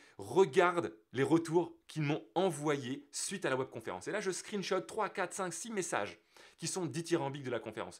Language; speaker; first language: French; native; French